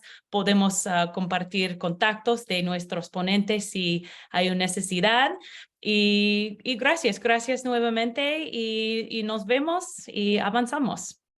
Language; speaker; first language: Spanish; non-native, learner; English